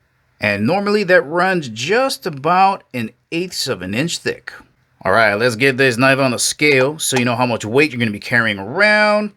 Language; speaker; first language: English; native; English